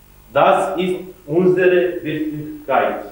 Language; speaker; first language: German; non-native, learner; Serbian